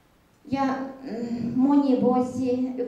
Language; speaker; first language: Finnish; early bilingual, heritage; Finnish